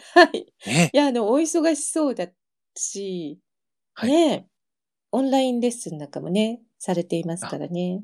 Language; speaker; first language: Japanese; native; Japanese